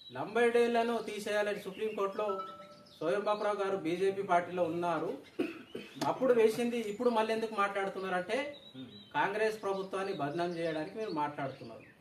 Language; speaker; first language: Telugu; non-native, local second language; Gondi